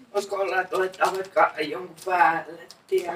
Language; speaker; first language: Finnish; native; Finnish